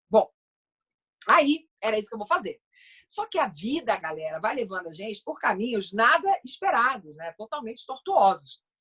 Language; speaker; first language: Portuguese; native; Portuguese